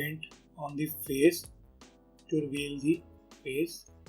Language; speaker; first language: English; non-native, local second language; Hindi